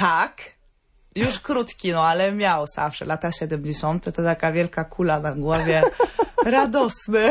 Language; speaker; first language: Polish; non-native, fluent; Norwegian